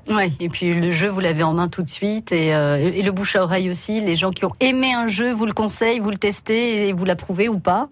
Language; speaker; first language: French; native; French